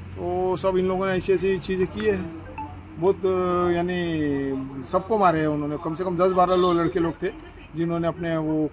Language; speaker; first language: Hindi; non-native, local second language; Urdu